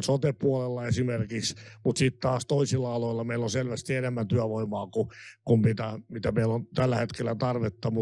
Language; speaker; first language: Finnish; native; Finnish